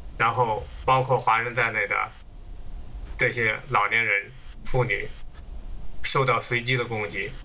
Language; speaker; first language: Chinese; native; Chinese